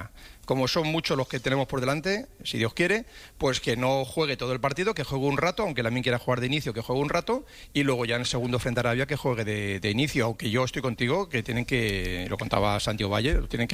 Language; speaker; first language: Spanish; native; Spanish